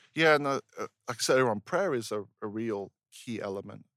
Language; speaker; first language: English; native; English